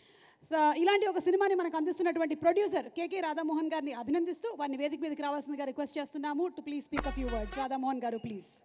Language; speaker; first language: Telugu; native; Telugu